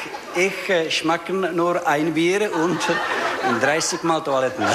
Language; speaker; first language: German; non-native, learner; Czech